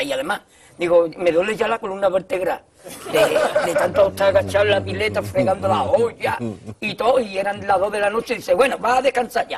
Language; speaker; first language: Spanish; native; Spanish